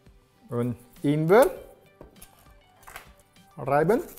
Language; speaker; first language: German; non-native, learner; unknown